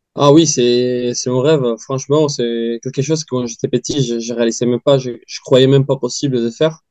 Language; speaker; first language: French; non-native, fluent; Spanish